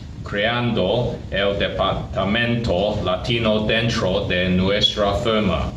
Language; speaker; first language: Spanish; non-native, learner; Chinese